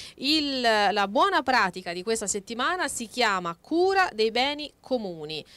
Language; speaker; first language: Italian; native; Italian